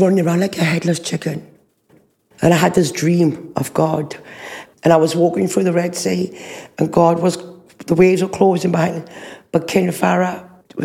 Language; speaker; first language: English; native; English